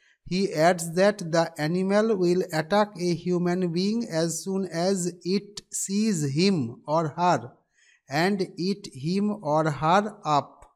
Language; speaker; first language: English; non-native, local second language; Bangla